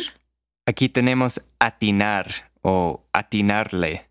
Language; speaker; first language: Spanish; non-native, fluent; English